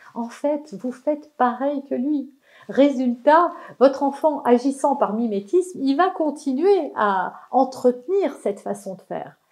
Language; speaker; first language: French; native; French